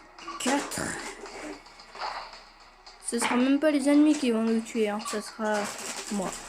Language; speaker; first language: French; native; French